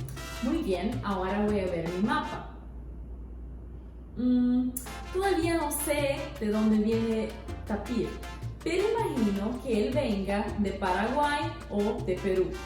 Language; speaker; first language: Spanish; non-native, fluent; Portuguese